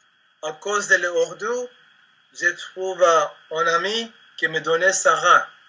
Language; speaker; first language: French; non-native, learner; Spanish